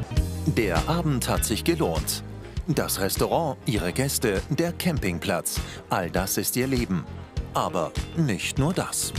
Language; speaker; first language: German; native; German